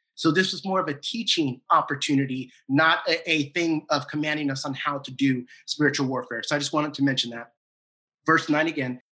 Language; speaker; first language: English; native; English